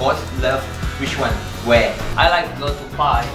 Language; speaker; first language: English; non-native, learner; Malay